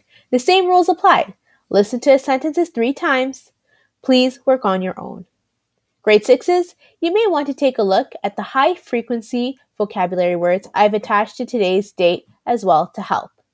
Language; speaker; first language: English; native; English